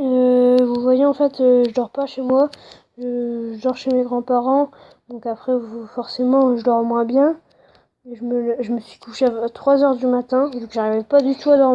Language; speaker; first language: French; native; French